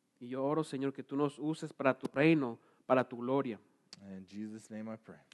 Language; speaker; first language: Spanish; non-native, fluent; English